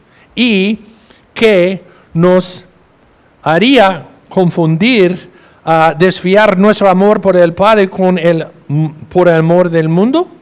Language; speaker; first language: Spanish; non-native, fluent; English